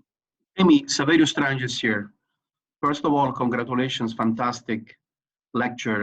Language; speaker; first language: English; non-native, fluent; Italian